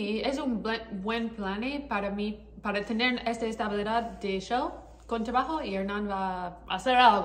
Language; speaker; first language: Spanish; non-native, learner; English